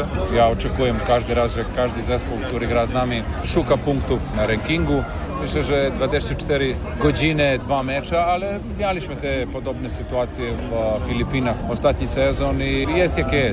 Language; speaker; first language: Polish; non-native, learner; Serbian